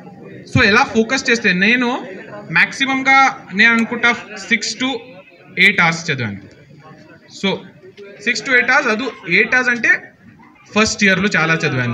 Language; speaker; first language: Telugu; non-native, learner; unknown